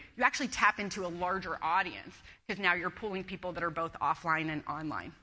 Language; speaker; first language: English; native; English